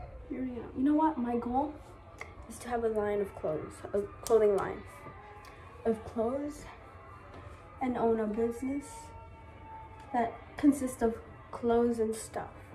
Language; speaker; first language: English; early bilingual, other home language; Spanish